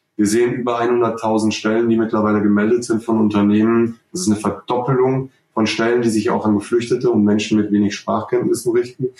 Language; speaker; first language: German; native; German